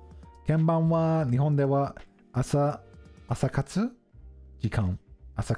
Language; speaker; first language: Japanese; non-native, fluent; English